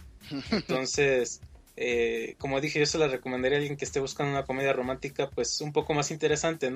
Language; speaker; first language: Spanish; native; Spanish